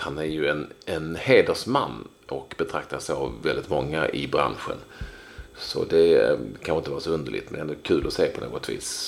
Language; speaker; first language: Swedish; native; Swedish